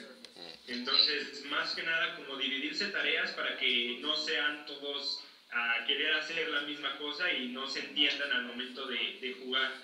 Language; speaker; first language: Spanish; native; Spanish